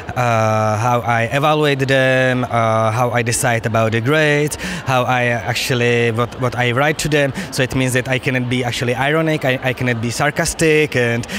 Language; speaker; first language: English; non-native, fluent; Czech